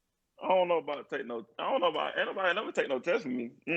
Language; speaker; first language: English; native; English